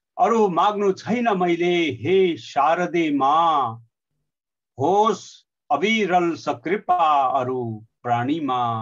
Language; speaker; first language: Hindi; non-native, local second language; Nepali